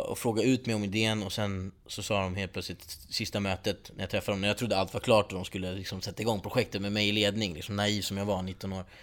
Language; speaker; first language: Swedish; early bilingual, other home language; Persian